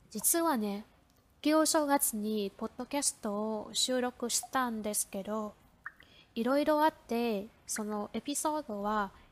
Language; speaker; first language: Japanese; non-native, fluent; Vietnamese